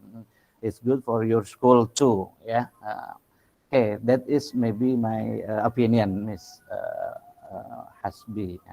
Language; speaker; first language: English; non-native, local second language; Indonesian